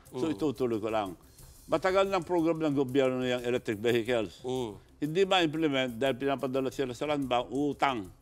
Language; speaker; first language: Filipino; non-native, local second language; Iloko